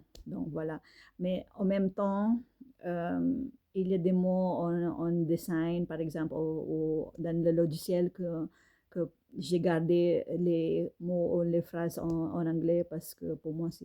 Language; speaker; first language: French; non-native, learner; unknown